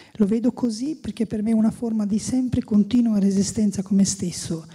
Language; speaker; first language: Italian; non-native, fluent; Albanian